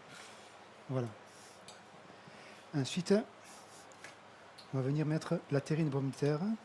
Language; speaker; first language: French; native; French